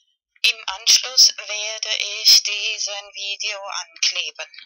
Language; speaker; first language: German; non-native, fluent; Spanish